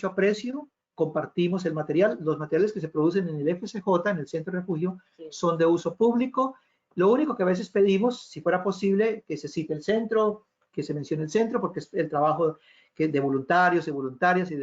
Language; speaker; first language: Spanish; native; Spanish